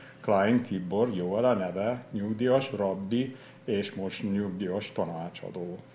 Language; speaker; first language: Hungarian; non-native, fluent; English